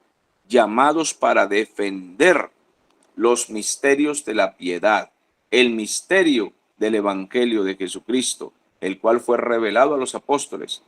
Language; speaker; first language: Spanish; native; Spanish